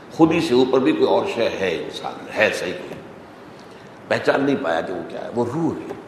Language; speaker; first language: Urdu; native; Urdu